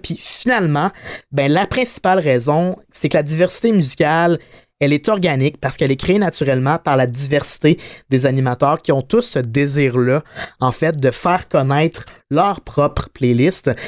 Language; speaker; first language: French; native; French